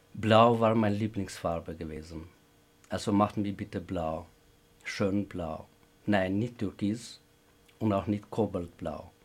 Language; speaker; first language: German; non-native, fluent; Albanian